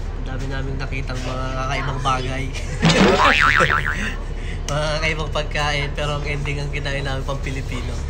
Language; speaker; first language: Filipino; native; Filipino